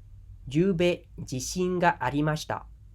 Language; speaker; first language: Japanese; non-native, fluent; Khmer